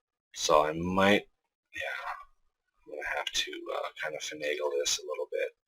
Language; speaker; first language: English; native; English